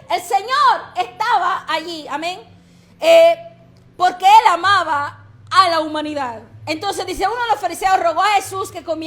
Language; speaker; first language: Spanish; native; Spanish